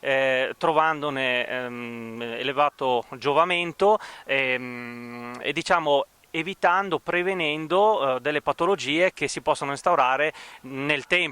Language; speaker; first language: Italian; native; Italian